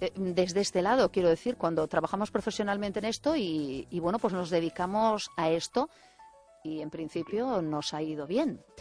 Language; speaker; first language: Spanish; native; Spanish